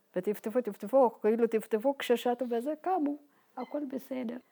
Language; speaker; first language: Hebrew; non-native, fluent; Tigrinya